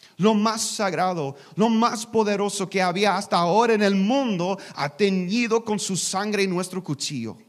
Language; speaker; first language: Spanish; non-native, learner; English